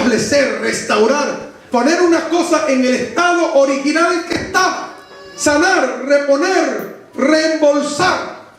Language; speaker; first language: Spanish; native; Spanish